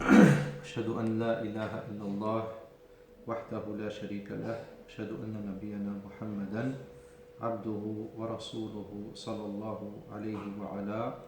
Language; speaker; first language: Arabic; non-native, fluent; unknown